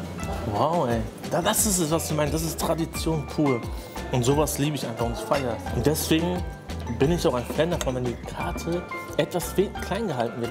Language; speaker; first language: German; native; German